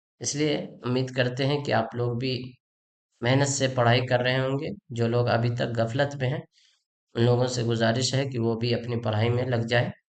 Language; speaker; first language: Urdu; native; Urdu